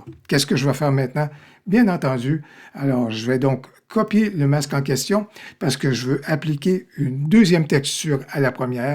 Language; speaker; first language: French; native; French